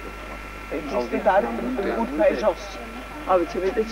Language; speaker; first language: Romanian; early bilingual, heritage; French